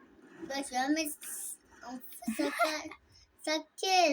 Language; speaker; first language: French; native; French